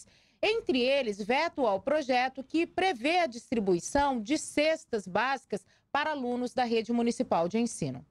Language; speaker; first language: Portuguese; native; Portuguese